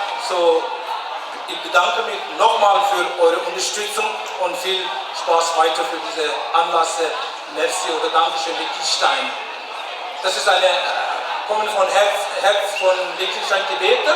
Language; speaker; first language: German; non-native, fluent; Tibetan